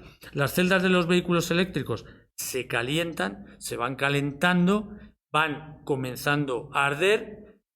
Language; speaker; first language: Spanish; native; Spanish